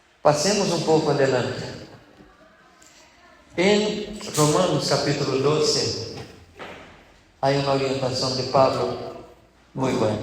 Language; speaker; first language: Spanish; non-native, fluent; Portuguese